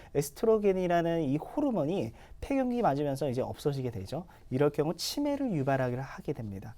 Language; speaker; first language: Korean; native; Korean